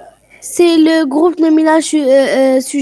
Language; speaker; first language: French; non-native, learner; Arabic